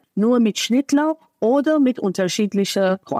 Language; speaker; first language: German; non-native, fluent; Persian